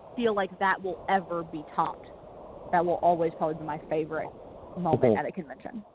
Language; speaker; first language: English; native; English